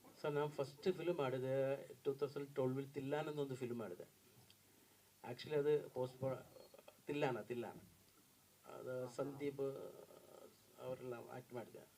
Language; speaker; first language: Kannada; non-native, learner; Malayalam